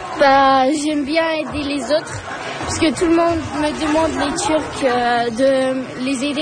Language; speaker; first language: French; early bilingual, other home language; Turkish